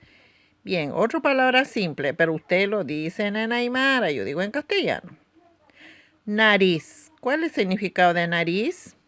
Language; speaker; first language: Spanish; non-native, local second language; Aymara